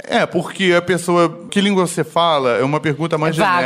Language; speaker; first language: Portuguese; non-native, fluent; Russian